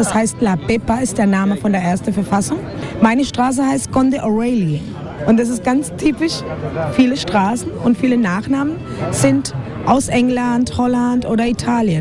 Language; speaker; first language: German; non-native, fluent; Spanish